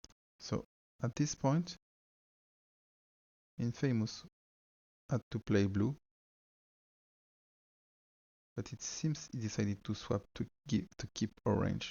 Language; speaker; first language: English; non-native, fluent; French